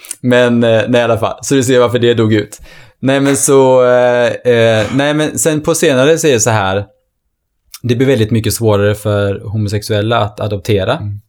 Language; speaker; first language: Swedish; early bilingual, other home language; Norwegian